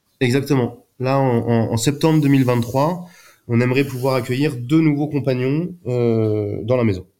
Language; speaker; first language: French; native; French